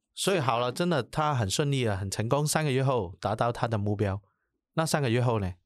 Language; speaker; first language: Chinese; non-native, local second language; Cantonese